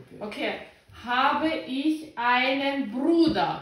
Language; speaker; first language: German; non-native, fluent; Russian